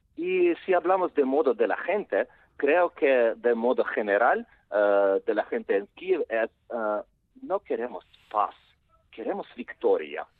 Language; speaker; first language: Spanish; non-native, learner; Ukrainian